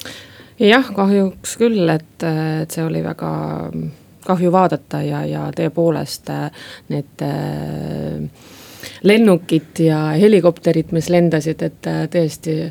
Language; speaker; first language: Estonian; non-native, local second language; Russian